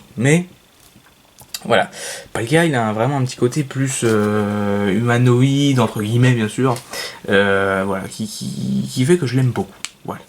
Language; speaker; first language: French; native; French